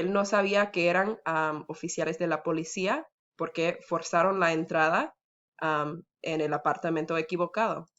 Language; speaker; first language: Spanish; early bilingual, heritage; Spanish